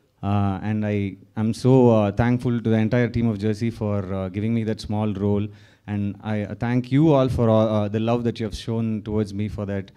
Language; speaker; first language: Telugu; non-native, learner; Tamil